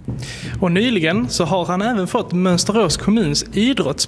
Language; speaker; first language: Swedish; native; Swedish